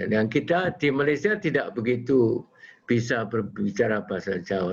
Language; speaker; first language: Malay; non-native, local second language; Javanese